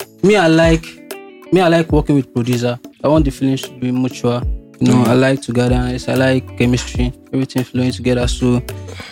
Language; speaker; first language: English; non-native, local second language; Yoruba